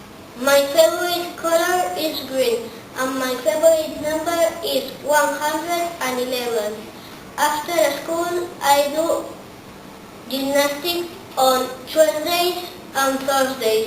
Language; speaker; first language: English; non-native, learner; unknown